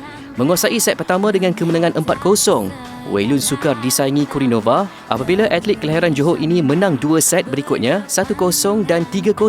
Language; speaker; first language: Malay; native; Malay